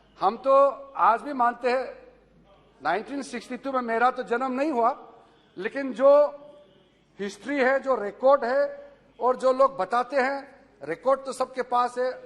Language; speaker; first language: Hindi; non-native, local second language; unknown